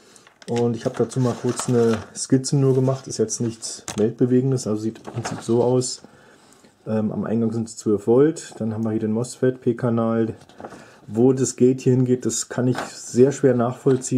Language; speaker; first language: German; native; German